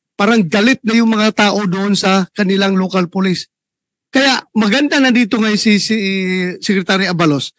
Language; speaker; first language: Filipino; non-native, local second language; Cebuano